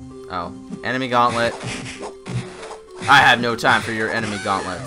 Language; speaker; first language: English; native; English